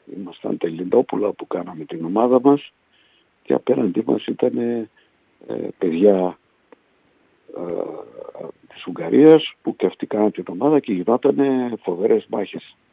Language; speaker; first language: Greek; early bilingual, heritage; Greek